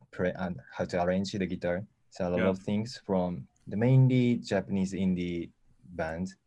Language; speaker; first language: English; non-native, learner; Japanese